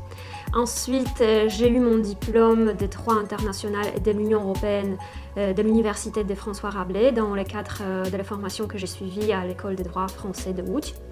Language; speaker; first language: French; non-native, fluent; Polish